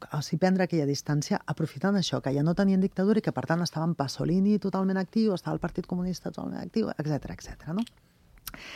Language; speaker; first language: Catalan; non-native, local second language; Spanish